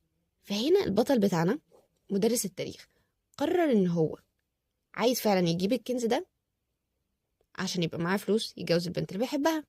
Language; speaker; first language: Arabic; native; Arabic